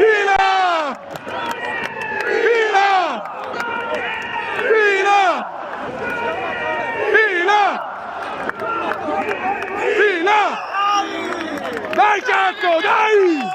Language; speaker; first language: Italian; native; Italian